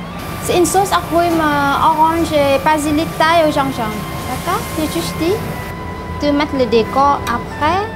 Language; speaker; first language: French; non-native, learner; Vietnamese